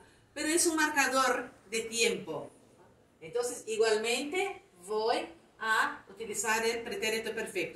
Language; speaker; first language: Spanish; non-native, fluent; Portuguese